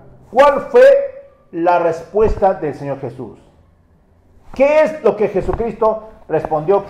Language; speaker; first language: Spanish; native; Spanish